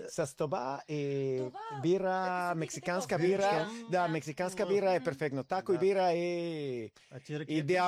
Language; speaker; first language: Bulgarian; non-native, learner; Spanish